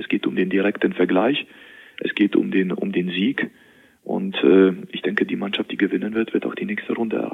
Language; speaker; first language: German; native; German